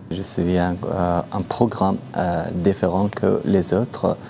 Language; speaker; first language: French; non-native, learner; Persian